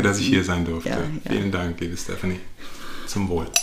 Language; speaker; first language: German; native; German